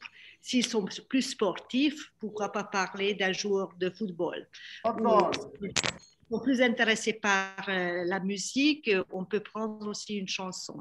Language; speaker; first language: French; non-native, fluent; Hungarian